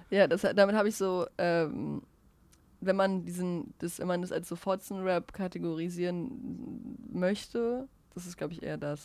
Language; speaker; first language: German; native; German